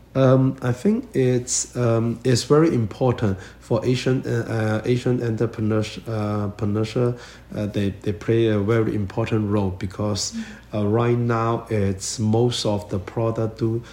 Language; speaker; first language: English; non-native, learner; Chinese